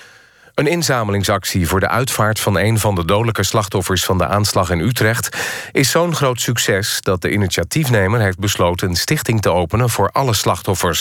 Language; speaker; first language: Dutch; native; Dutch